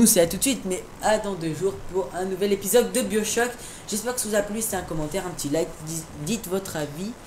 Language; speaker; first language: French; native; French